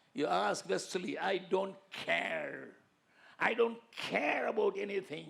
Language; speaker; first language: English; non-native, local second language; Tamil